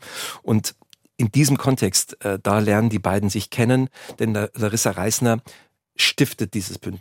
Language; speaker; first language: German; native; German